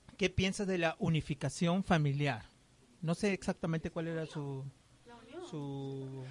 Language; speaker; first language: Spanish; native; Spanish